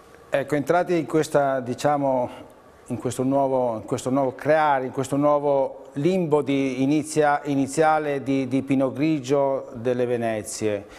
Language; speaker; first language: Italian; native; Italian